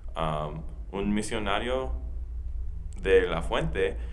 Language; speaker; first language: Spanish; non-native, learner; English